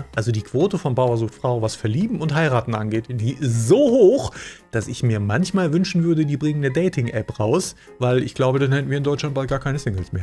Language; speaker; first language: German; native; German